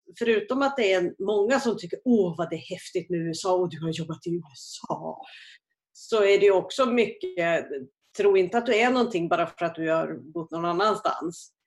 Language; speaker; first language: Swedish; native; Swedish